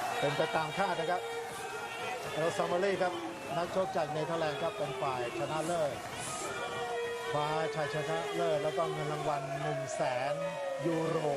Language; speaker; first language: Thai; native; Thai